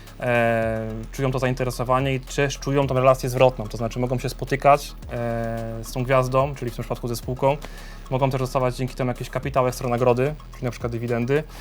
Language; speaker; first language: Polish; native; Polish